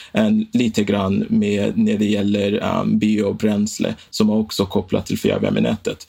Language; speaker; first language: Swedish; non-native, fluent; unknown